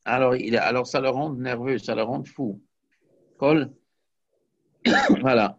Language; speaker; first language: French; native; French